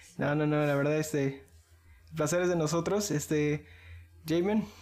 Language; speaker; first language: Spanish; native; Spanish